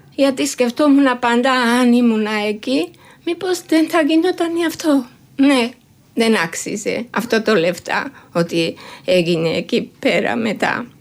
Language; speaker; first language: Greek; non-native, learner; Georgian